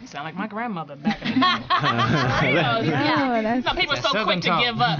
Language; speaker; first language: English; native; English